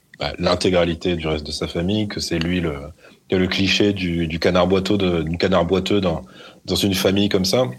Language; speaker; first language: French; native; French